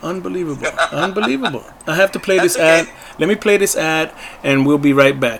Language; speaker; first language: English; early bilingual, other home language; Spanish